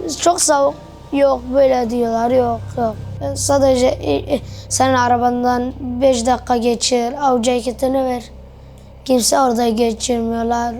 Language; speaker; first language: Turkish; early bilingual, other home language; Arabic